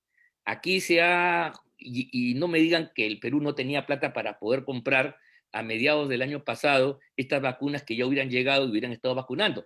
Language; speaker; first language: Spanish; native; Spanish